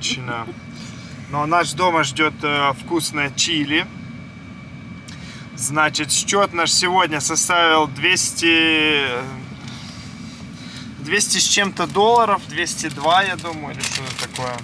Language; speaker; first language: Russian; native; Russian